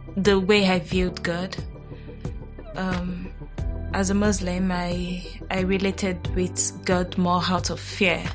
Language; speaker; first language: English; non-native, local second language; Yoruba